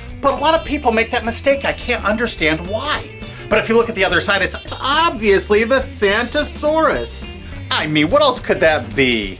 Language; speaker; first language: English; native; English